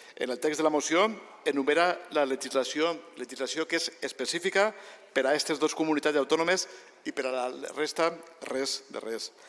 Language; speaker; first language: Catalan; native; Catalan